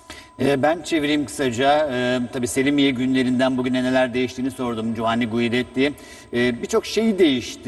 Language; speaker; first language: Turkish; native; Turkish